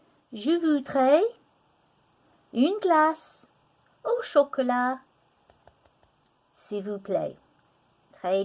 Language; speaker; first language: French; non-native, fluent; English